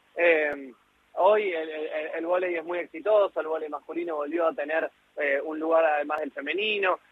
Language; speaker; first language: Spanish; native; Spanish